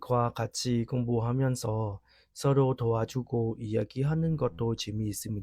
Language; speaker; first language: Korean; non-native, learner; Khmer